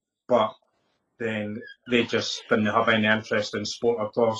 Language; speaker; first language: English; native; English